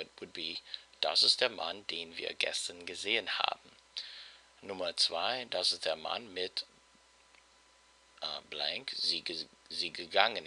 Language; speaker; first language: German; non-native, fluent; English